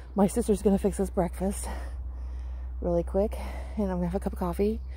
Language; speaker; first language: English; native; English